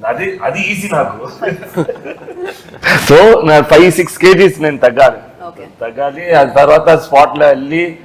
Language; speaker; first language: Telugu; non-native, learner; Tamil